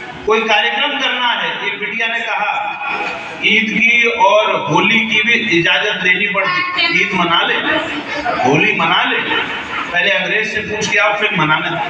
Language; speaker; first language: Hindi; native; Hindi